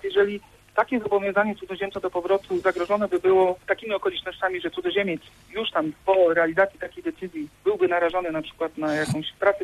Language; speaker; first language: Polish; native; Polish